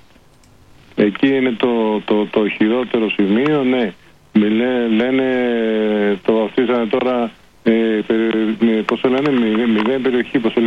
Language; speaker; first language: Greek; early bilingual, heritage; Greek